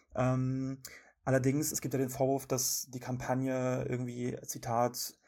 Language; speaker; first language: German; native; German